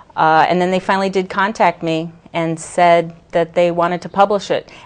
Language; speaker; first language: English; native; English